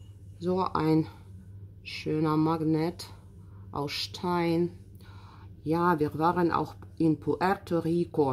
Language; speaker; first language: German; non-native, fluent; Russian